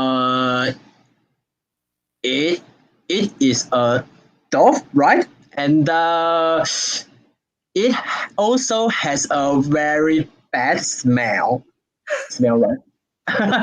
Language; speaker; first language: English; non-native, learner; Chinese